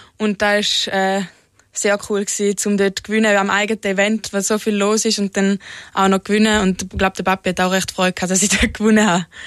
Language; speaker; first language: German; native; German